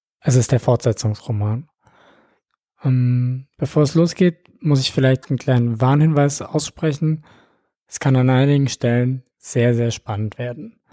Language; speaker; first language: German; native; German